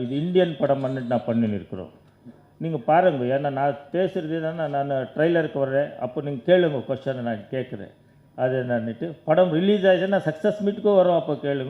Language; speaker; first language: Tamil; non-native, learner; Kannada